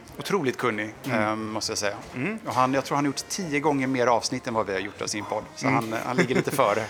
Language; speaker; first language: Swedish; native; Swedish